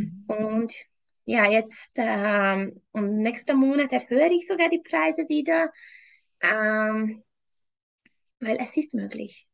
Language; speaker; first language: German; non-native, fluent; Hungarian